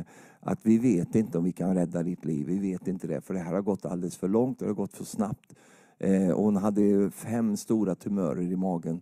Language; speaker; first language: Swedish; native; Swedish